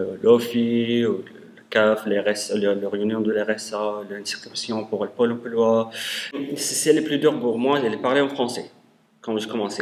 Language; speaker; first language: French; non-native, learner; Arabic